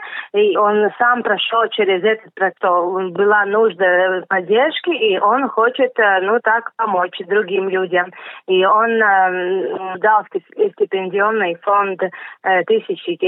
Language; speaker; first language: Russian; non-native, local second language; Latvian